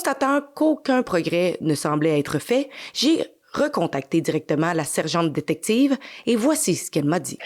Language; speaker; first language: French; native; French